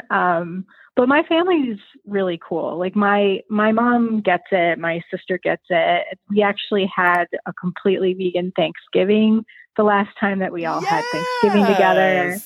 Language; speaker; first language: English; native; English